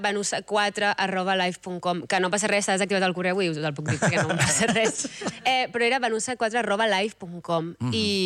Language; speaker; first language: Catalan; native; Catalan